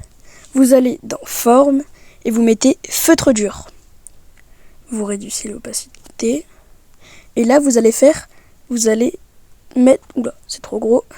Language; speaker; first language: French; native; French